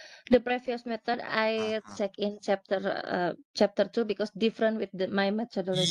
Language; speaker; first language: English; non-native, learner; Indonesian